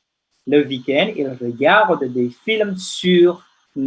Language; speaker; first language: French; non-native, fluent; Indonesian